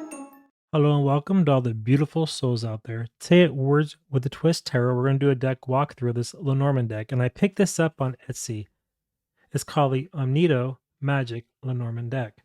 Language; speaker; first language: English; native; English